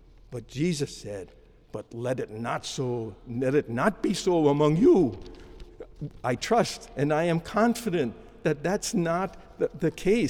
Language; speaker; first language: English; native; English